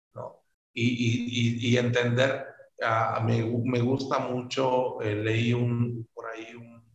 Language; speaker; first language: Spanish; native; Spanish